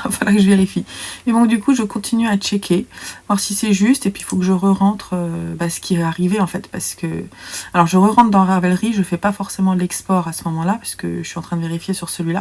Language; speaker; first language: French; native; French